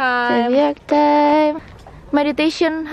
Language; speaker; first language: English; non-native, learner; Indonesian